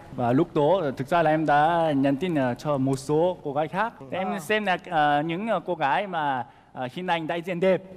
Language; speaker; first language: Vietnamese; non-native, fluent; Korean